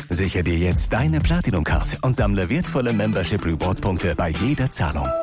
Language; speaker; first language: German; native; German